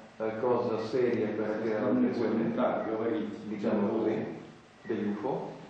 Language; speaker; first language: Italian; non-native, learner; Russian